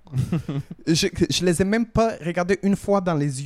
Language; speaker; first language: French; native; French